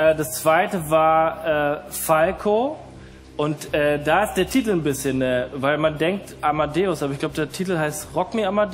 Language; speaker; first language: German; native; German